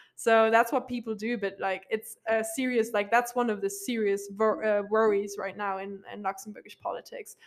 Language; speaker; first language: English; non-native, fluent; Luxembourgish